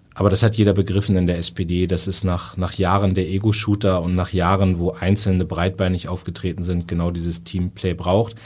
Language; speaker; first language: German; native; German